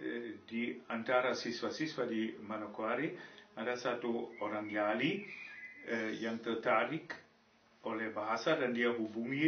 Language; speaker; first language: Indonesian; non-native, fluent; German